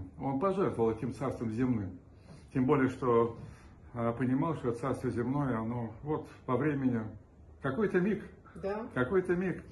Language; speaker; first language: Russian; native; Russian